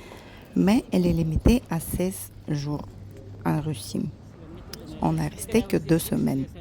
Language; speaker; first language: French; non-native, fluent; Russian